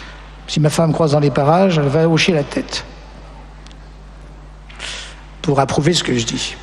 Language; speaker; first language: French; native; French